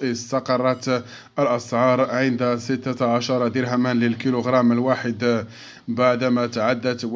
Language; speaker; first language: Arabic; native; Arabic